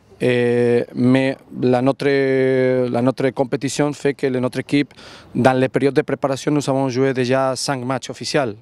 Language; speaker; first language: French; non-native, learner; Catalan